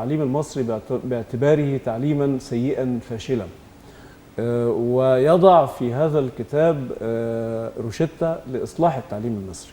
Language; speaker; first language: Egyptian Arabic; native; Egyptian Arabic